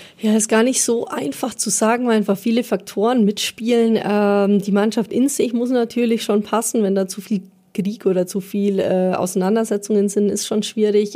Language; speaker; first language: German; native; German